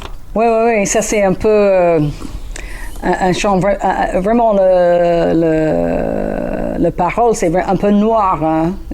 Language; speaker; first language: French; non-native, learner; English